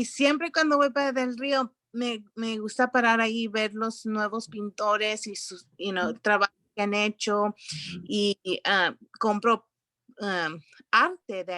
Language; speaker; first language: Spanish; early bilingual, heritage; Spanish